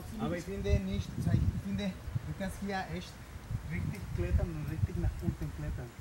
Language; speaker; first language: German; non-native, learner; Spanish